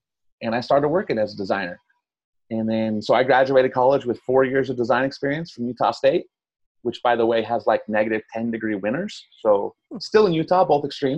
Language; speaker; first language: English; native; English